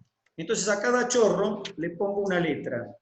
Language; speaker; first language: Spanish; native; Spanish